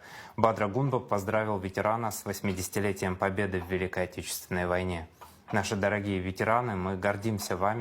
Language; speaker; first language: Russian; native; Russian